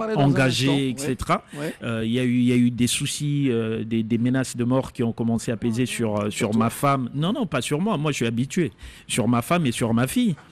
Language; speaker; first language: French; non-native, local second language; Lingala